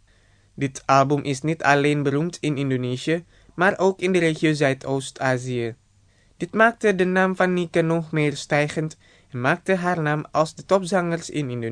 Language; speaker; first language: Dutch; non-native, fluent; Indonesian